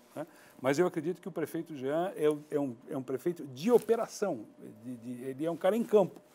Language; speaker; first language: Portuguese; native; Portuguese